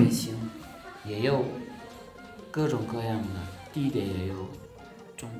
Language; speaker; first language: Chinese; non-native, learner; Turkmen